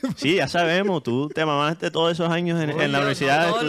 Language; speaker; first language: Spanish; early bilingual, heritage; Spanish